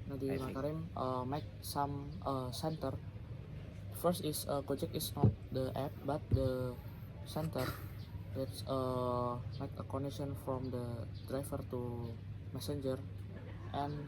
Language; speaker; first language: English; non-native, learner; Indonesian